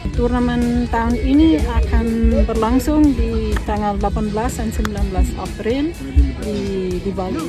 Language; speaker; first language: Indonesian; non-native, fluent; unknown